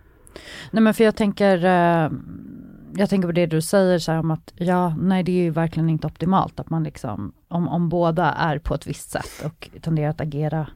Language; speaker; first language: Swedish; native; Swedish